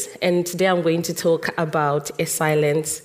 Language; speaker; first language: English; non-native, local second language; Shona